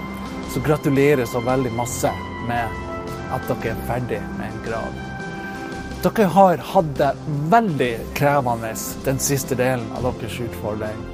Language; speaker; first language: Norwegian; non-native, fluent; English